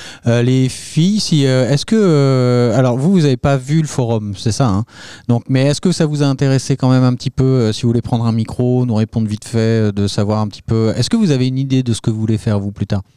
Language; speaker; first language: French; native; French